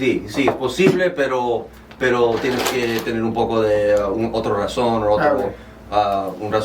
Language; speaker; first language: Spanish; early bilingual, heritage; Spanish